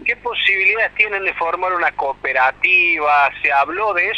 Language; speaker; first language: Spanish; native; Spanish